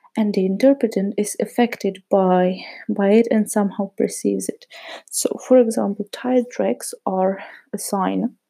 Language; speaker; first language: English; non-native, fluent; Czech